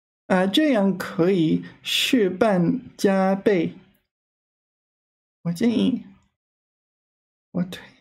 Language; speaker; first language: Chinese; non-native, fluent; English